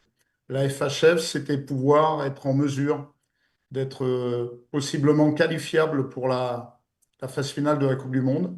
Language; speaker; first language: French; native; French